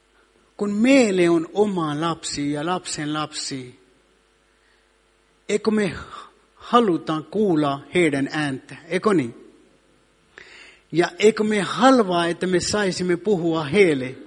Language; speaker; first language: Finnish; non-native, fluent; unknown